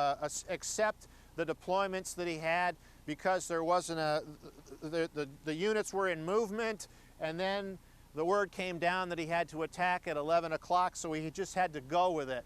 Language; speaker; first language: English; native; English